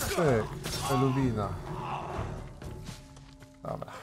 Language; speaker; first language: Polish; native; Polish